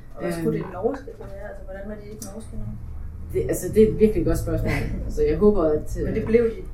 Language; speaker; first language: Danish; early bilingual, other home language; Polish